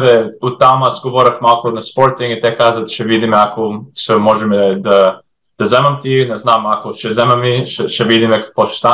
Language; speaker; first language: Bulgarian; early bilingual, heritage; English